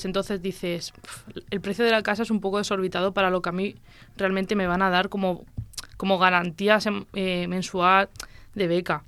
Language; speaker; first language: Spanish; native; Spanish